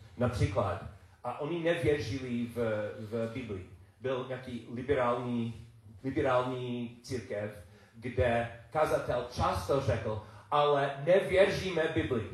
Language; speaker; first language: Czech; non-native, learner; English